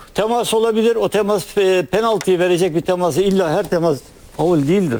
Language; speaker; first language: Turkish; native; Turkish